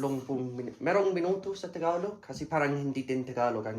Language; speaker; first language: Filipino; non-native, learner; English